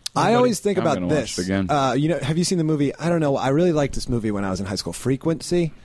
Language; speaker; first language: English; native; English